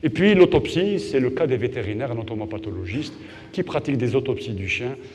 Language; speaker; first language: French; non-native, local second language; Arabic